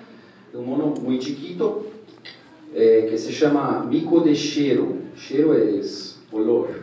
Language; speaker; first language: Spanish; non-native, learner; Portuguese